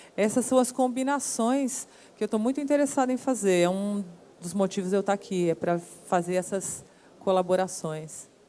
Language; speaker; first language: Portuguese; native; Portuguese